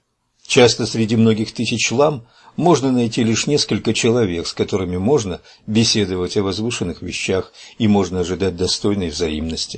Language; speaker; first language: Russian; native; Russian